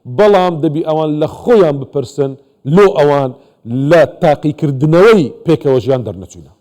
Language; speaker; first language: Central Kurdish; non-native, local second language; Assyrian Neo-Aramaic